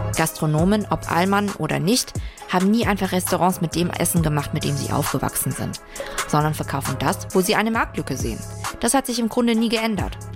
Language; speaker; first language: German; early bilingual, other home language; Vietnamese